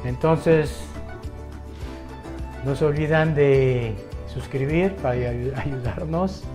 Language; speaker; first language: Spanish; non-native, fluent; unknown